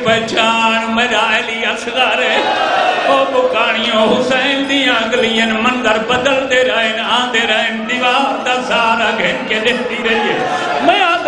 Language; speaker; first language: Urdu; non-native, local second language; Punjabi